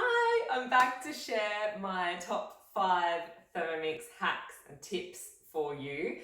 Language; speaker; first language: English; native; English